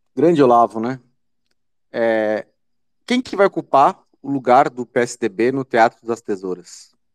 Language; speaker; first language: Portuguese; native; Portuguese